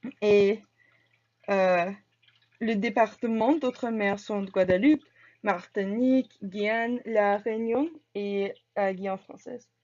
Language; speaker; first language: French; non-native, learner; English